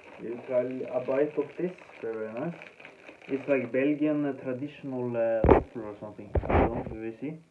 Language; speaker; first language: English; non-native, fluent; Danish